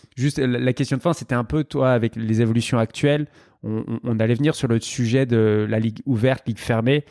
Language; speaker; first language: French; native; French